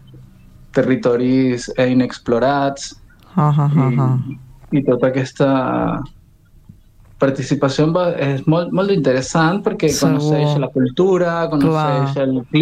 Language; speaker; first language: Catalan; non-native, learner; Spanish